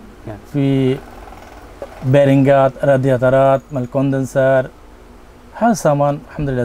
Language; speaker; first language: Arabic; non-native, learner; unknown